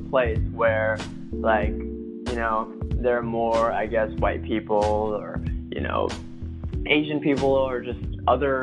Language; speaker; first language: English; native; English